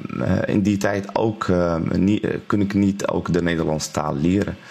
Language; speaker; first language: Dutch; non-native, learner; Arabic